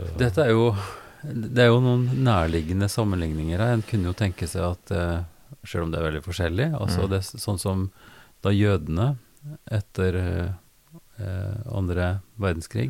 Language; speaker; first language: Norwegian; native; Norwegian